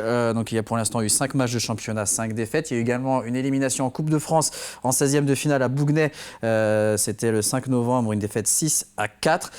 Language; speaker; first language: French; native; French